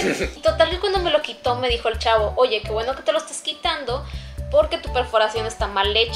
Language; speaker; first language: Spanish; native; Spanish